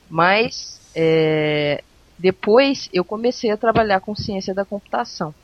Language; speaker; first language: Portuguese; native; Portuguese